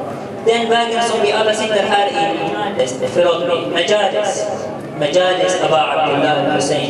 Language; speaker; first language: Swedish; early bilingual, other home language; Arabic